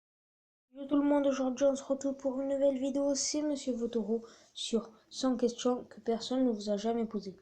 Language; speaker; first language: French; native; French